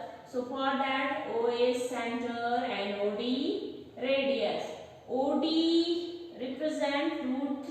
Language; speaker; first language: English; non-native, local second language; Hindi